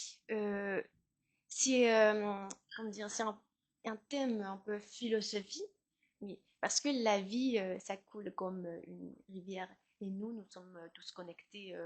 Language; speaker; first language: French; non-native, learner; Chinese